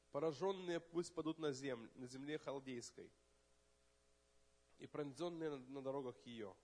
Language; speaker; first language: Russian; native; Russian